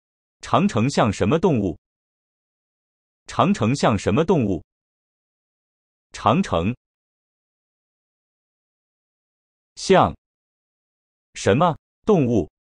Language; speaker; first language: Chinese; non-native, learner; Japanese